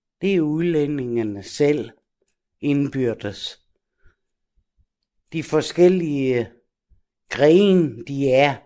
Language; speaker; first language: Danish; non-native, fluent; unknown